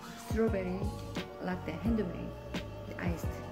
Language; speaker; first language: English; non-native, learner; Korean